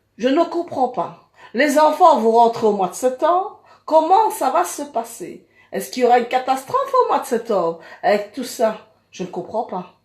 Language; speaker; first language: French; early bilingual, other home language; Arabic